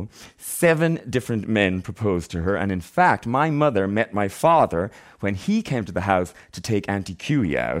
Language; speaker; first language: English; native; English